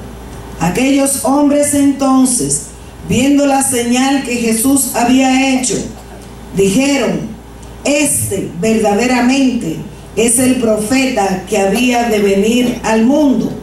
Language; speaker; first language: Spanish; native; Spanish